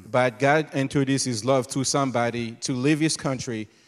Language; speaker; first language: English; non-native, fluent; Haitian Creole